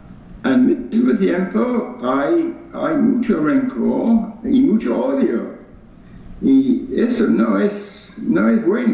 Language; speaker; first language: Spanish; non-native, fluent; English